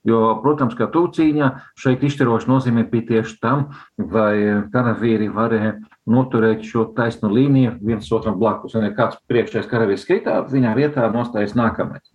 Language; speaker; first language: Latvian; non-native, local second language; Russian